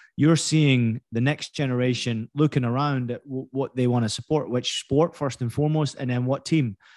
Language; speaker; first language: English; native; English